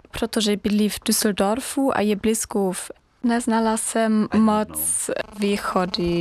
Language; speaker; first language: Czech; non-native, learner; German